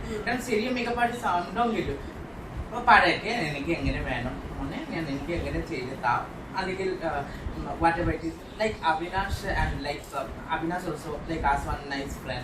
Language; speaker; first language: Malayalam; non-native, learner; Assamese